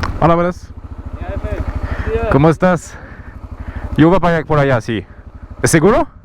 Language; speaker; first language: Spanish; non-native, learner; French